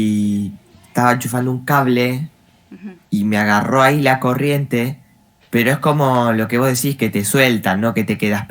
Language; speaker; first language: Spanish; native; Spanish